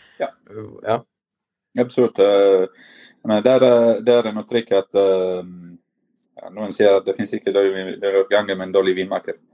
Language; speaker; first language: Norwegian; non-native, fluent; Italian